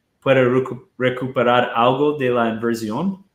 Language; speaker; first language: Spanish; non-native, fluent; Portuguese